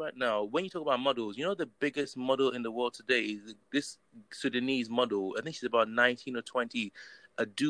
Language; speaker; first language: English; non-native, local second language; Yoruba